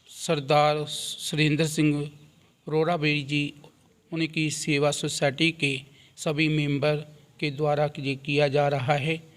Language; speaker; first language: Hindi; non-native, local second language; Punjabi